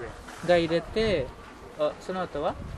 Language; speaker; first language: Japanese; non-native, learner; Hindi